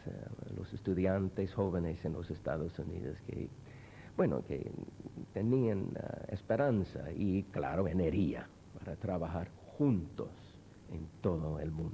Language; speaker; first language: Spanish; non-native, fluent; English